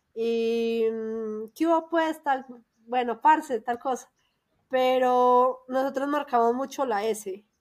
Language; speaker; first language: Spanish; native; Spanish